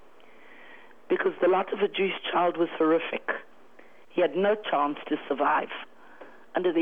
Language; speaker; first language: English; native; English